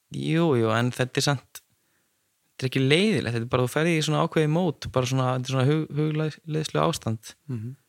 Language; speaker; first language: Icelandic; native; Icelandic